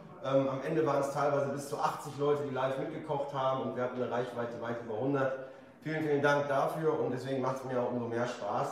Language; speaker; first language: German; native; German